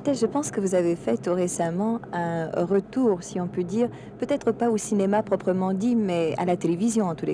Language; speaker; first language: French; native; French